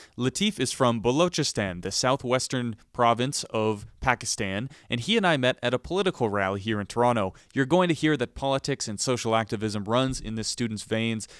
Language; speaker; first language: English; native; English